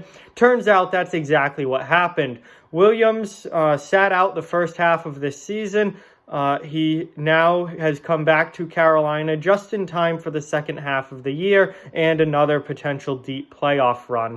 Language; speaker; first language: English; native; English